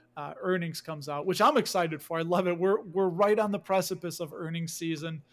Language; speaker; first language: English; native; English